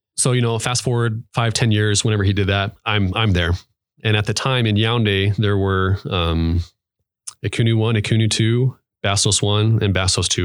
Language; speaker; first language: English; native; English